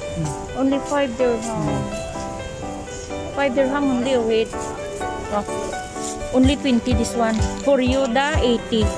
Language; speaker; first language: English; non-native, learner; Filipino